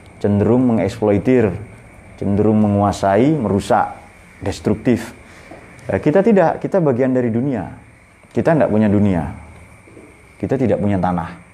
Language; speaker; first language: Indonesian; non-native, local second language; Madurese